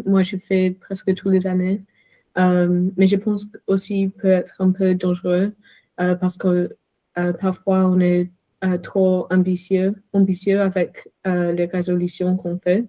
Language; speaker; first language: French; non-native, fluent; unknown